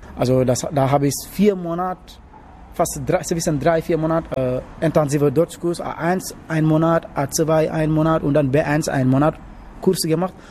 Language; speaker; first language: German; non-native, learner; Wolof